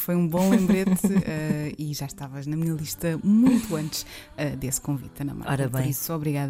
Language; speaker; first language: Portuguese; native; Portuguese